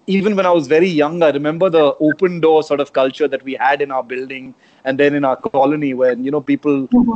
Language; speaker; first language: English; non-native, local second language; Konkani